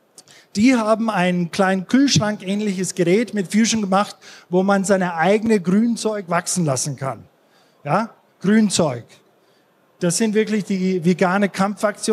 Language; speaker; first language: German; non-native, fluent; English